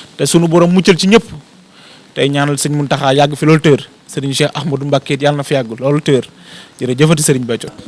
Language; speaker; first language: Wolof; native; Wolof